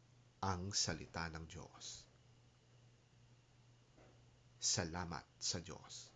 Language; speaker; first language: Filipino; native; Filipino